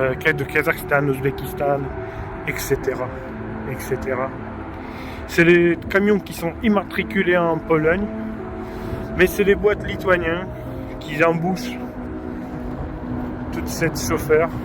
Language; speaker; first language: French; non-native, fluent; Polish